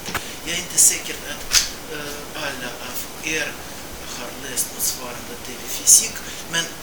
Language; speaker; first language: Swedish; non-native, fluent; Russian